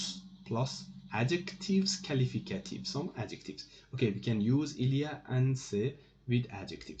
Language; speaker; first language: English; non-native, fluent; Persian